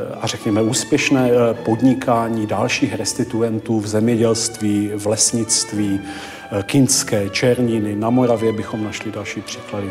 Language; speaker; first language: Czech; native; Czech